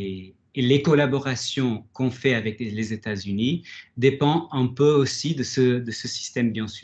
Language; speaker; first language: French; non-native, fluent; Portuguese